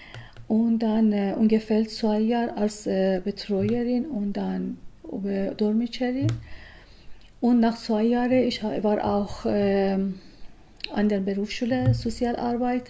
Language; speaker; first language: German; non-native, learner; Persian